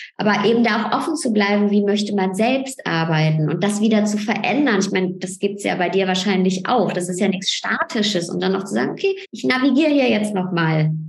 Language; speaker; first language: German; early bilingual, other home language; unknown